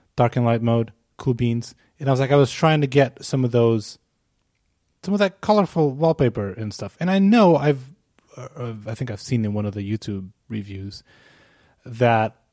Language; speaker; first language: English; non-native, fluent; Portuguese